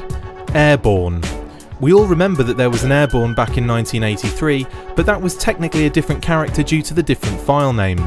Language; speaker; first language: English; native; English